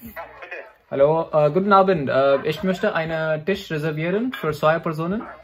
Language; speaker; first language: German; non-native, learner; Hindi